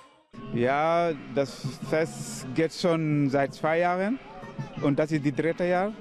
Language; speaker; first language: German; non-native, learner; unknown